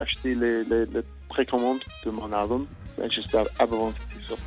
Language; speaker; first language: French; non-native, fluent; English